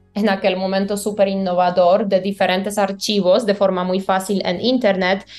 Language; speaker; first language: Spanish; non-native, fluent; Polish